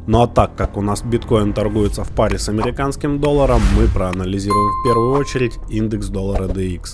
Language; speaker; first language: Russian; native; Russian